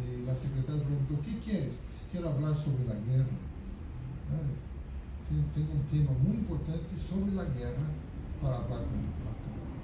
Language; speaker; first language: Spanish; non-native, fluent; Portuguese